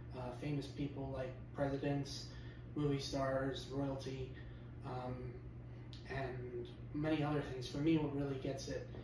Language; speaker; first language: English; native; English